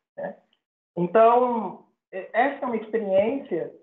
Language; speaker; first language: Portuguese; native; Portuguese